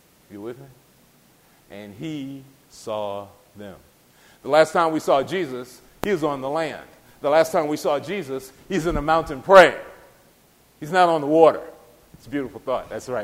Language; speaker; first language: English; native; English